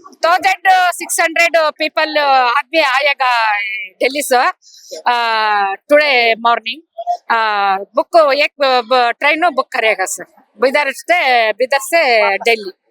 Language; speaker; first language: Hindi; non-native, local second language; Kannada